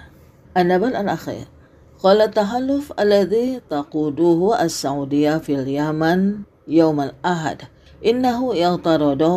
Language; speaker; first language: Arabic; non-native, fluent; Indonesian